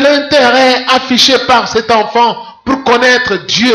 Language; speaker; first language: French; non-native, local second language; Lingala